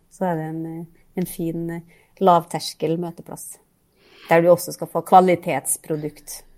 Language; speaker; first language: Norwegian; native; Norwegian